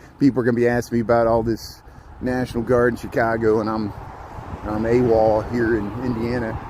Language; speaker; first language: English; native; English